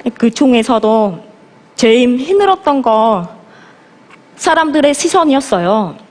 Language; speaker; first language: Korean; non-native, fluent; Vietnamese